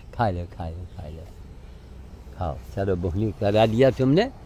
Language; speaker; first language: Hindi; native; Hindi